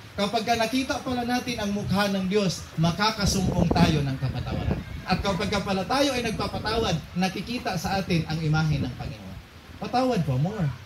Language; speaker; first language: Filipino; non-native, local second language; Cebuano